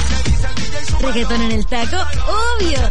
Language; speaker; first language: Spanish; native; Spanish